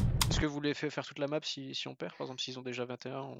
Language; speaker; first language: French; native; French